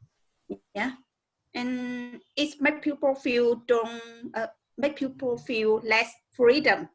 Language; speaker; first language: English; non-native, learner; Vietnamese